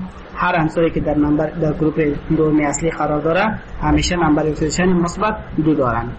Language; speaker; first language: Persian; native; Persian